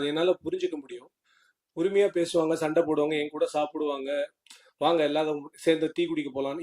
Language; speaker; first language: Tamil; native; Tamil